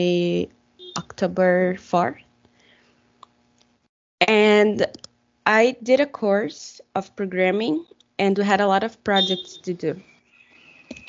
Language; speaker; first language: English; non-native, fluent; Portuguese